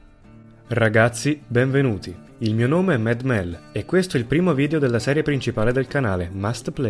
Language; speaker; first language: Italian; native; Italian